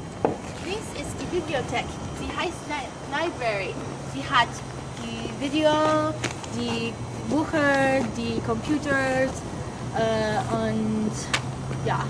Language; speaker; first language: German; non-native, learner; English